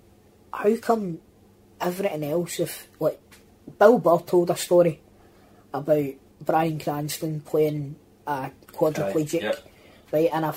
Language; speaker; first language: English; native; English